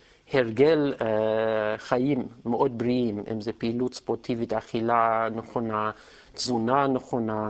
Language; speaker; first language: Hebrew; non-native, fluent; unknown